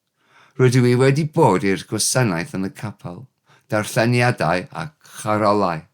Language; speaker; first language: Welsh; non-native, learner; English